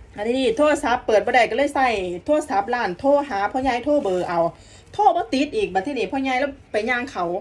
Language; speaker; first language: Thai; non-native, local second language; Northeastern Thai